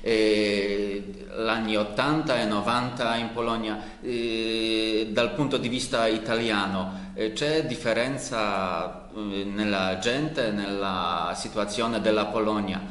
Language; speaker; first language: Italian; non-native, learner; Polish